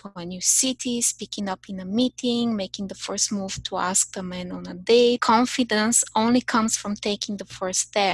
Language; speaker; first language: English; non-native, fluent; Bulgarian